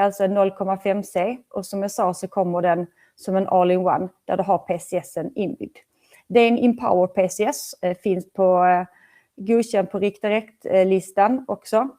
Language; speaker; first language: Swedish; native; Swedish